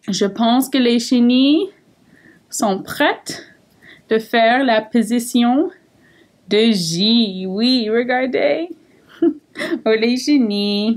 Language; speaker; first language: French; non-native, fluent; English